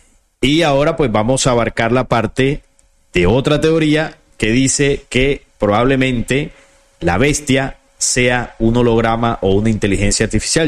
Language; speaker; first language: Spanish; native; Spanish